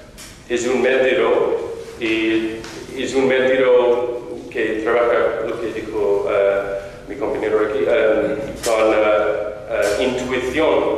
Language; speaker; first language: Spanish; non-native, fluent; English